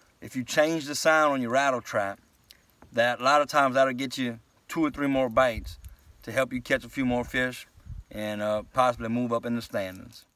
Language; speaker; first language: English; native; English